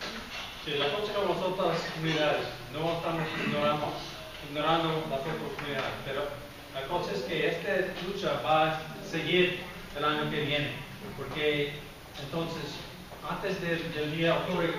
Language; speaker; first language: Spanish; non-native, fluent; English